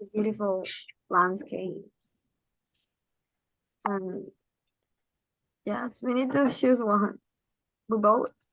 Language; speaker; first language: English; non-native, learner; Spanish